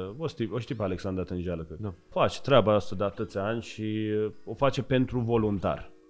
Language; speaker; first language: Romanian; non-native, fluent; Persian